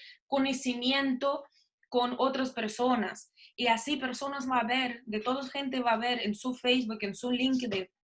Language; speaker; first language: Spanish; non-native, learner; Russian